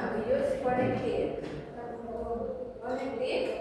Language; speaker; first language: English; non-native, learner; Indonesian